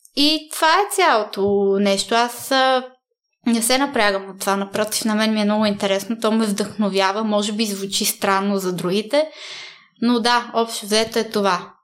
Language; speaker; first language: Bulgarian; early bilingual, heritage; Bulgarian